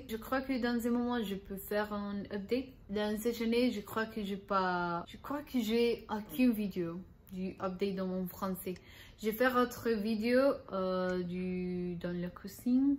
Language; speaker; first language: French; non-native, learner; Spanish